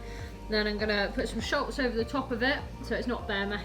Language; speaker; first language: English; native; English